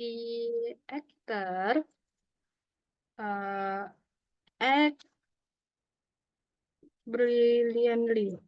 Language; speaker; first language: English; non-native, learner; Indonesian